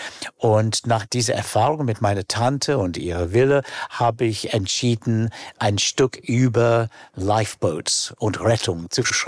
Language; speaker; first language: German; non-native, fluent; English